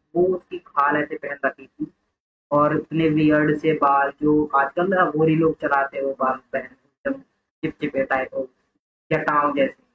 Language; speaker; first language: Hindi; native; Hindi